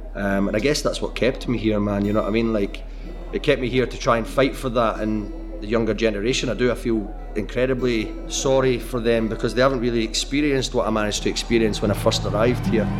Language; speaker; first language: English; native; English